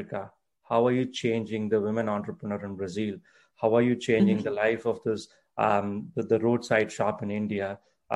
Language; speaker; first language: English; non-native, local second language; Tamil